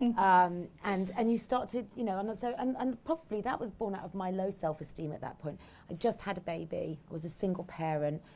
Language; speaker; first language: English; native; English